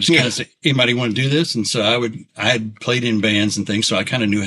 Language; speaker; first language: English; native; English